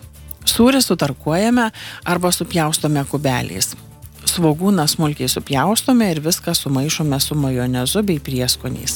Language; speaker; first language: Lithuanian; native; Lithuanian